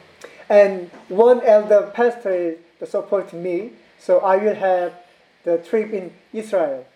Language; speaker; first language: English; non-native, fluent; Korean